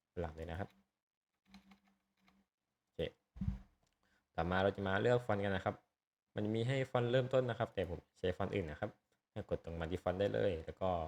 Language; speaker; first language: Thai; native; Thai